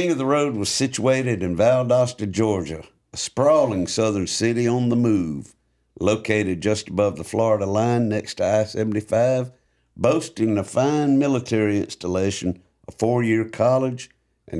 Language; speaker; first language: English; native; English